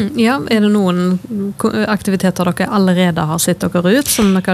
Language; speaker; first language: Norwegian; native; Norwegian